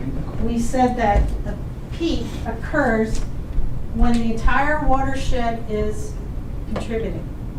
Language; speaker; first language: English; native; English